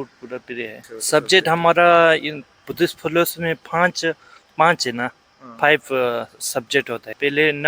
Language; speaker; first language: Hindi; non-native, local second language; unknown